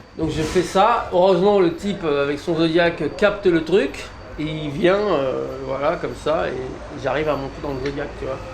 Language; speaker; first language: French; early bilingual, other home language; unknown